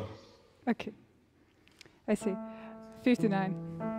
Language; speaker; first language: English; non-native, fluent; Estonian